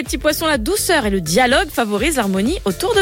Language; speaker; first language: French; native; French